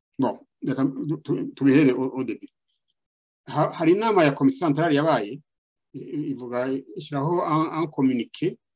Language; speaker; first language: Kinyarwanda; native; Kinyarwanda